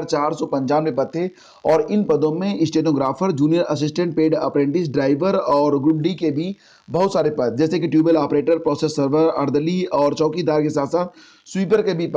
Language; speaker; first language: Hindi; native; Hindi